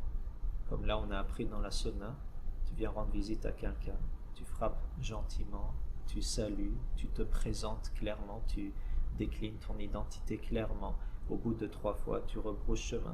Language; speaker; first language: French; native; French